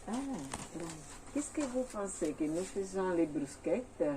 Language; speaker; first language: French; non-native, learner; Italian